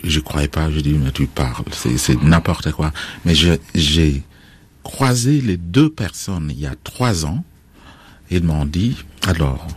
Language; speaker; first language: French; non-native, fluent; Acoli